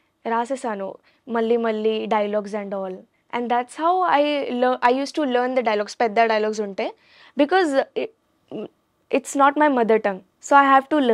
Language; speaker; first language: Telugu; non-native, learner; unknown